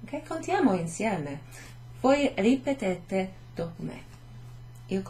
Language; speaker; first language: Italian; non-native, fluent; English